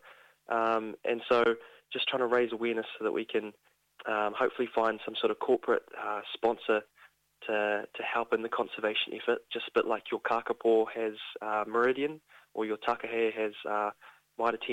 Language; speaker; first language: English; native; English